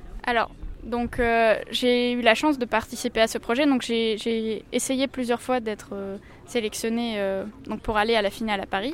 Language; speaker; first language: French; early bilingual, heritage; French